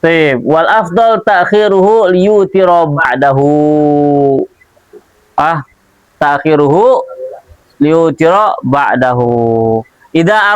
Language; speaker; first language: Arabic; non-native, fluent; Indonesian